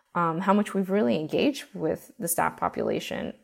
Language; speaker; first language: English; native; English